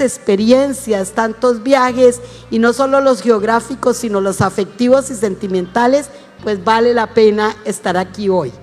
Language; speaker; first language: Spanish; native; Spanish